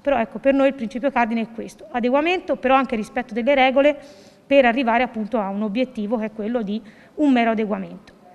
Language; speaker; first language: Italian; native; Italian